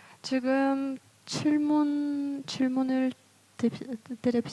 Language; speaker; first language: Korean; non-native, fluent; Russian